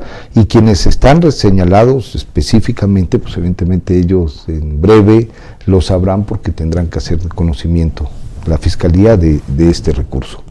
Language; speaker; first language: Spanish; native; Spanish